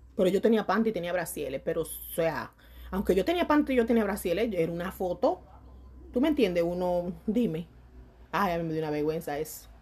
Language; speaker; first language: Spanish; native; Spanish